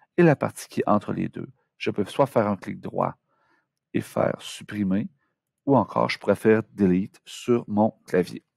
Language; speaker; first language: French; native; French